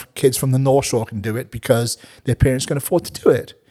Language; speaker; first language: English; native; English